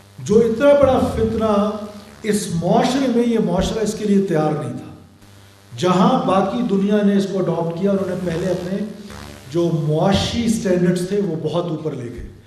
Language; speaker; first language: Urdu; non-native, local second language; Baluchi